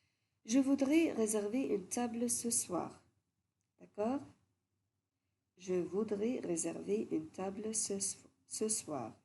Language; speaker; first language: French; non-native, fluent; Arabic